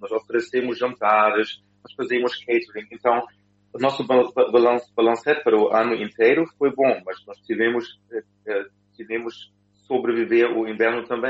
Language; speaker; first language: Portuguese; non-native, fluent; German